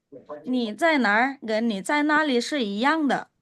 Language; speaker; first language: Chinese; non-native, fluent; Indonesian